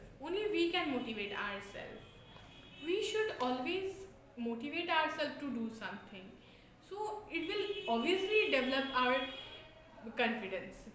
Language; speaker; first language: English; non-native, local second language; Bangla